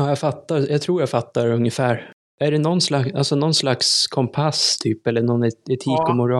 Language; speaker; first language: Swedish; native; Swedish